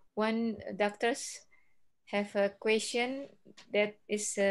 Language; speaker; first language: English; non-native, fluent; Indonesian